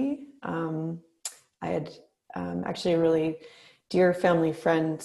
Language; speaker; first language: English; native; English